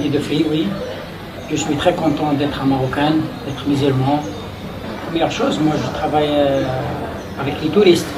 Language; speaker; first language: French; non-native, local second language; Arabic